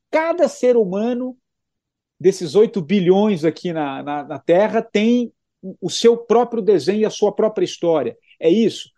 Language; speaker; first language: Portuguese; native; Portuguese